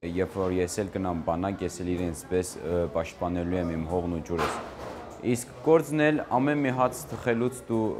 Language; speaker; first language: Armenian; early bilingual, heritage; Armenian